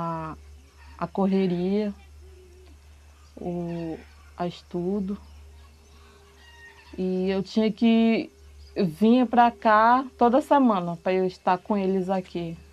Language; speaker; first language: Portuguese; non-native, local second language; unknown